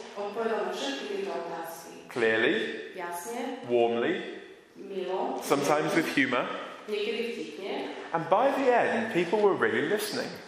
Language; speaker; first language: English; native; English